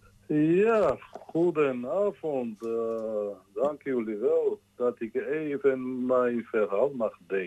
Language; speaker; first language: Dutch; non-native, learner; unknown